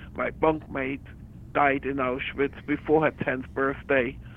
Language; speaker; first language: English; early bilingual, other home language; German